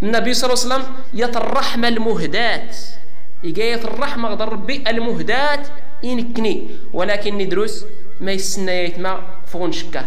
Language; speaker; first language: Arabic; non-native, local second language; Tachelhit